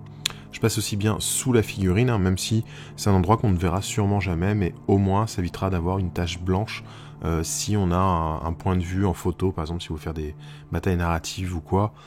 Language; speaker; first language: French; native; French